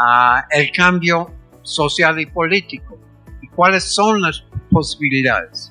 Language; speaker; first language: Spanish; non-native, fluent; English